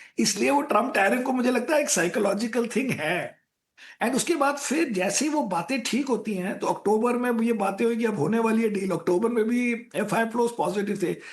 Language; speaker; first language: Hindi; native; Hindi